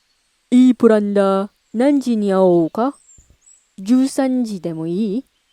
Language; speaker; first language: Japanese; non-native, learner; English